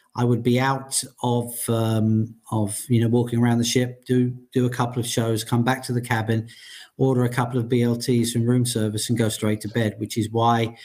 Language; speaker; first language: English; native; English